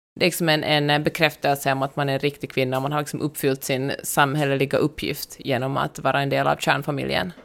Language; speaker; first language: Swedish; native; Swedish